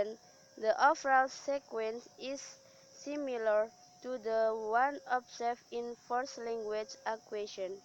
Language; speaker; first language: English; non-native, learner; Indonesian